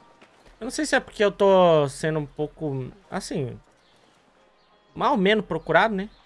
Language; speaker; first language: Portuguese; native; Portuguese